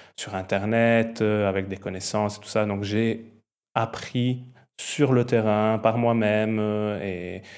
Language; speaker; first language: French; non-native, fluent; Italian